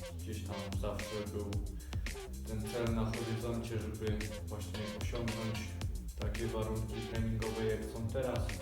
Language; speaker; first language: Polish; native; Polish